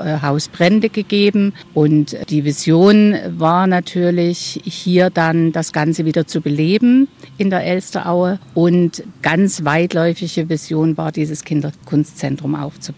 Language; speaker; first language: German; native; German